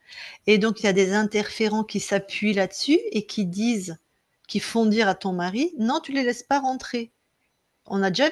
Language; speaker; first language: French; native; French